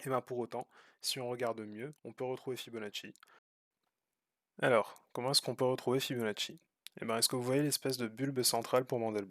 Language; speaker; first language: French; native; French